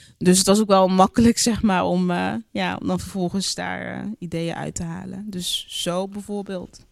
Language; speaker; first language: Dutch; native; Dutch